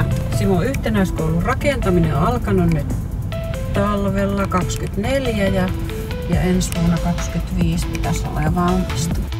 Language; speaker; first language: Finnish; native; Finnish